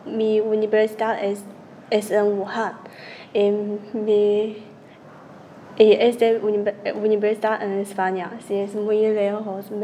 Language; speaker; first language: Spanish; non-native, learner; Chinese